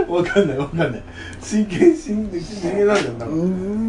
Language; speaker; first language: Japanese; native; Japanese